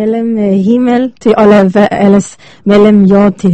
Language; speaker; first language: Danish; non-native, learner; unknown